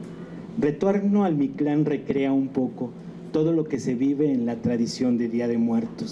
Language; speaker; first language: Spanish; native; Spanish